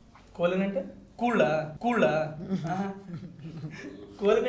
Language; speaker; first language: Telugu; native; Telugu